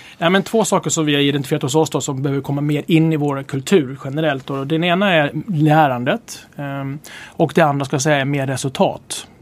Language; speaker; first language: Swedish; native; Swedish